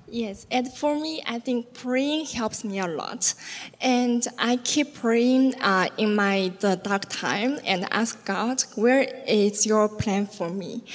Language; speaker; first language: English; non-native, learner; Chinese